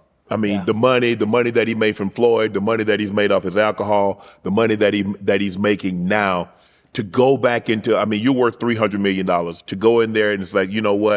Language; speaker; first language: English; native; English